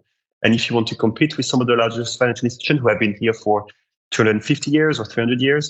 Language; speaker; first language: English; non-native, fluent; French